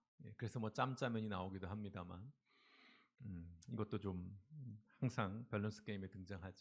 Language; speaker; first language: Korean; native; Korean